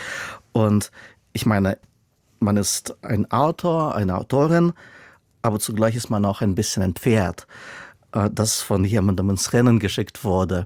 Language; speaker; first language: German; non-native, fluent; Russian